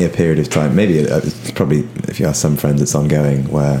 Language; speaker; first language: English; native; English